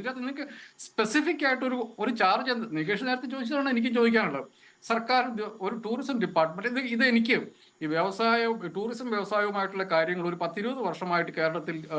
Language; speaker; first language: Malayalam; native; Malayalam